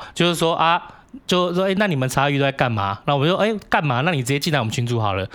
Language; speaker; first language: Chinese; native; Chinese